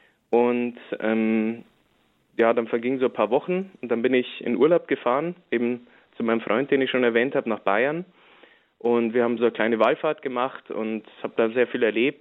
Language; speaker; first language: German; native; German